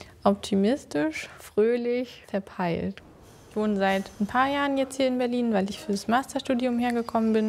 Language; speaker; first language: German; native; German